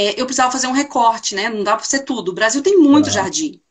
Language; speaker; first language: Portuguese; native; Portuguese